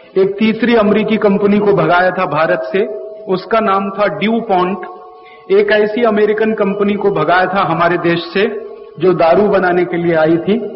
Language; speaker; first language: Hindi; native; Hindi